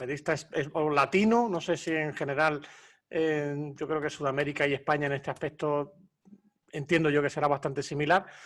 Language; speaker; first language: Spanish; native; Spanish